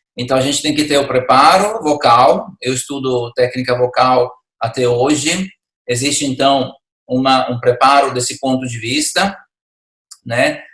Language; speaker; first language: Portuguese; non-native, fluent; Italian